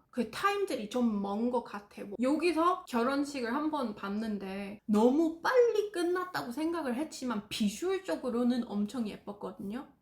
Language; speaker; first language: Korean; non-native, fluent; English